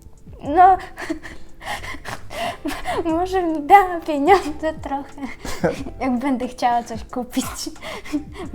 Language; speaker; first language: Polish; early bilingual, other home language; Ukrainian